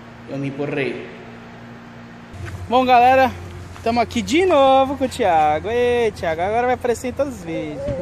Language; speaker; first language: Portuguese; native; Portuguese